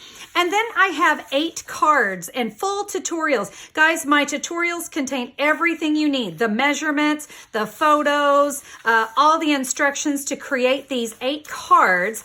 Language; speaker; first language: English; native; English